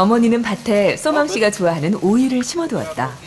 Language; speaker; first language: Korean; native; Korean